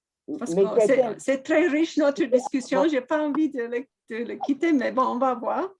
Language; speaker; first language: French; non-native, fluent; English